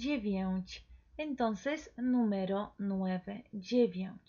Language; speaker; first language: Spanish; non-native, fluent; Polish